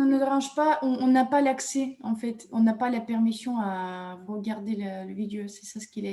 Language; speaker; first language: French; non-native, fluent; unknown